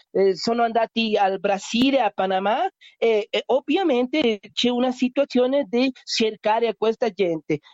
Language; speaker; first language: Italian; non-native, learner; Spanish